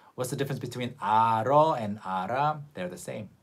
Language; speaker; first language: English; non-native, fluent; Korean